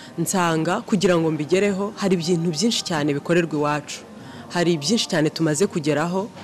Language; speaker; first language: Kinyarwanda; native; Kinyarwanda